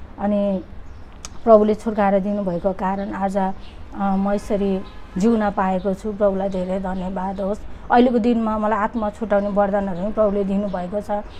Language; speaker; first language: Nepali; native; Nepali